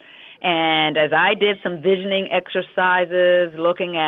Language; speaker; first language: English; native; English